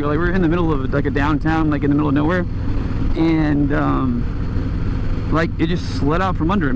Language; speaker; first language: English; native; English